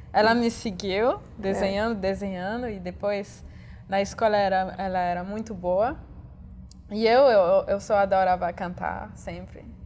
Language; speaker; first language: Portuguese; early bilingual, heritage; Portuguese